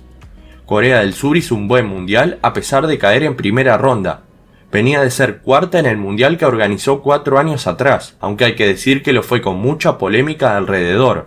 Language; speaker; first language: Spanish; native; Spanish